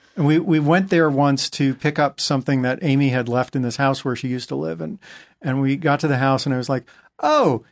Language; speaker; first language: English; native; English